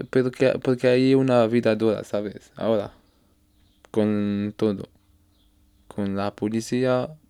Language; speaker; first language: Spanish; non-native, learner; Arabic